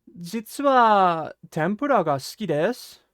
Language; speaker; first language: Japanese; non-native, fluent; English